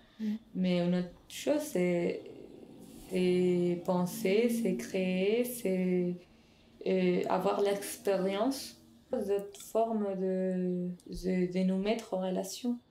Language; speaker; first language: French; non-native, fluent; Spanish